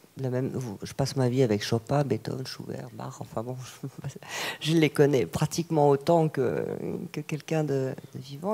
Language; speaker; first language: French; native; French